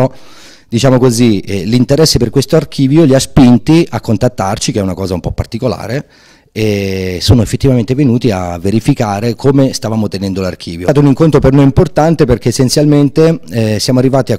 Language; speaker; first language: Italian; native; Italian